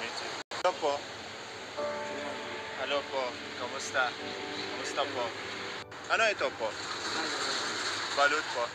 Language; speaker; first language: Filipino; non-native, learner; Arabic